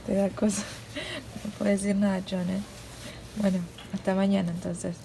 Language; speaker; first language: Spanish; native; Spanish